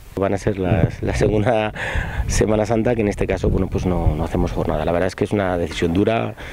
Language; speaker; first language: Spanish; native; Spanish